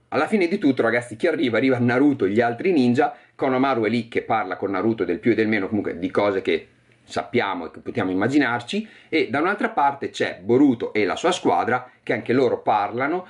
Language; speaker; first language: Italian; native; Italian